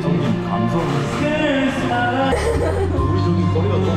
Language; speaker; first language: Korean; native; Korean